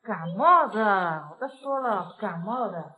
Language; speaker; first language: Chinese; native; Chinese